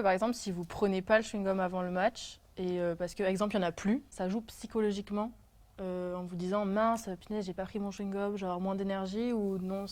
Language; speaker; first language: French; native; French